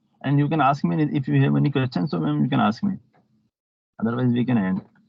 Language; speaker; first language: English; non-native, local second language; Hindi